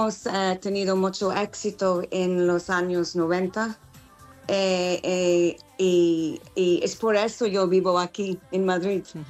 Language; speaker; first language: Spanish; non-native, learner; English